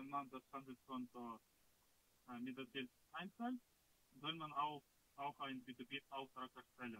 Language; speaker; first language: German; non-native, learner; Russian